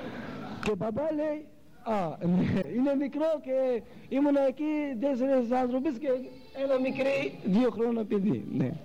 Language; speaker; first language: Greek; non-native, local second language; Russian